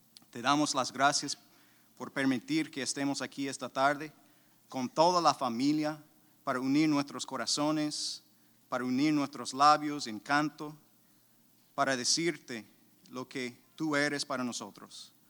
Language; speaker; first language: Spanish; native; Spanish